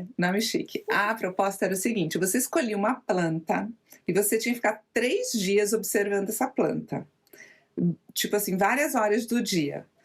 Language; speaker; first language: Portuguese; native; Portuguese